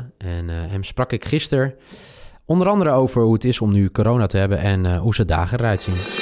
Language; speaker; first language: Dutch; native; Dutch